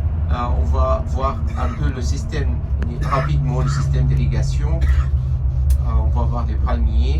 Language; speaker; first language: French; non-native, fluent; Arabic